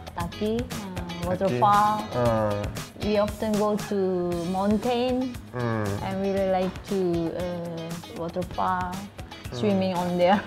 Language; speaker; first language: English; non-native, learner; Indonesian